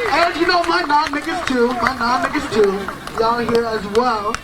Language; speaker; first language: English; early bilingual, other home language; Yoruba